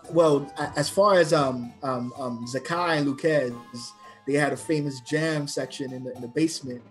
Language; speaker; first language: English; early bilingual, other home language; Spanish